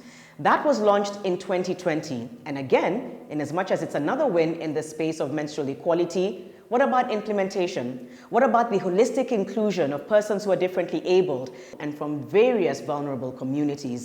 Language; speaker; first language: English; non-native, local second language; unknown